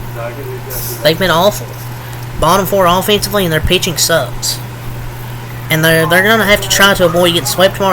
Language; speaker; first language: English; native; English